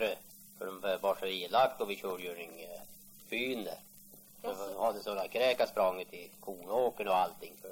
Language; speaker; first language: Swedish; native; Swedish